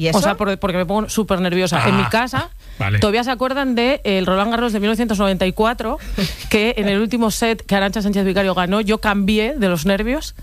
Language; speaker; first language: Spanish; native; Spanish